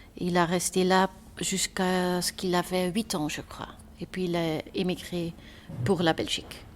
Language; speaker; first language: French; non-native, local second language; Dutch